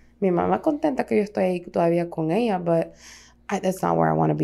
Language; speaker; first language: Spanish; early bilingual, heritage; Spanish